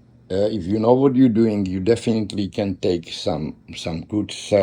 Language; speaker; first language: English; non-native, learner; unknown